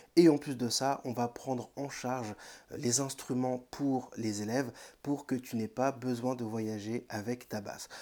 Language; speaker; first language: French; native; French